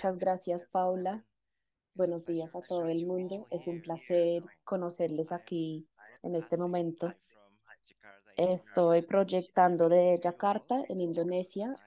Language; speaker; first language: Spanish; non-native, fluent; Indonesian